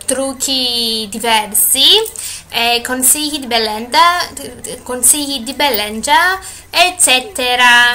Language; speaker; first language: Italian; non-native, learner; Greek